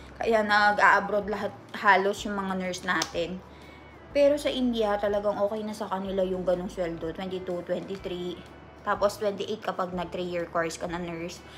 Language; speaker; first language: Filipino; native; Filipino